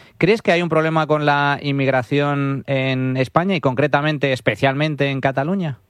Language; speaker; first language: Spanish; native; Spanish